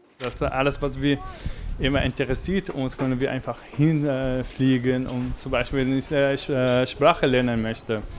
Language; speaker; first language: German; non-native, learner; Arabic